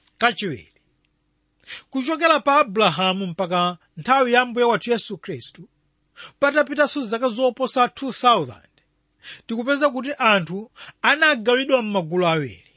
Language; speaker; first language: Nyanja; non-native, local second language; Tumbuka